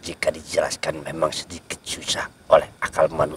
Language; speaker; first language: Indonesian; native; Indonesian